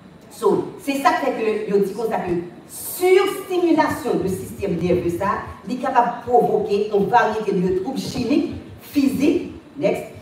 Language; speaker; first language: French; native; French